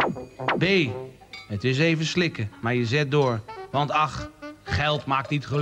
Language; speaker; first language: Dutch; native; Dutch